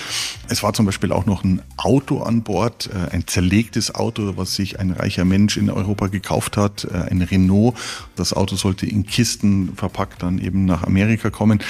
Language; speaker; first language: German; native; German